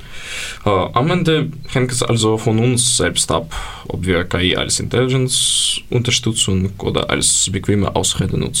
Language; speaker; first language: German; non-native, fluent; Ukrainian